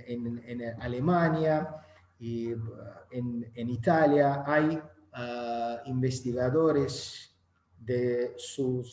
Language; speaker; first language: Spanish; non-native, learner; Azerbaijani